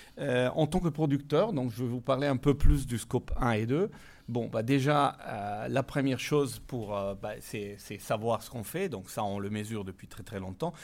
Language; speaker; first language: French; non-native, fluent; Italian